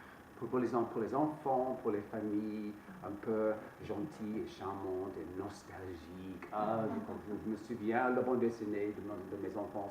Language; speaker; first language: French; non-native, fluent; English